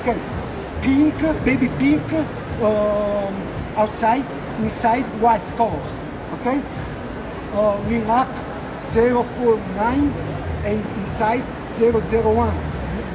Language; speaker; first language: English; non-native, learner; Italian